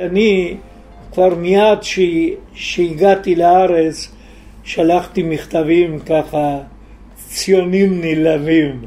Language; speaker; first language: Hebrew; non-native, fluent; Italian